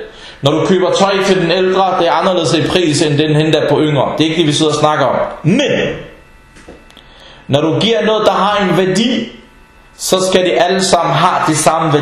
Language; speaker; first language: Danish; non-native, fluent; Arabic